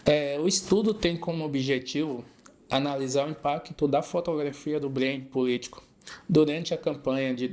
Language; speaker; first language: Portuguese; native; Portuguese